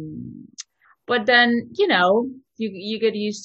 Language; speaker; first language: English; non-native, fluent; French